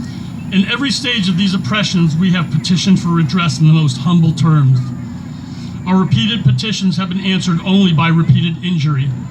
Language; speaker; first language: English; native; English